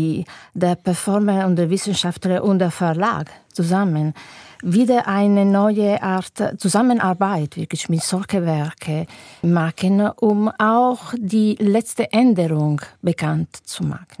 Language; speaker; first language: German; non-native, fluent; Italian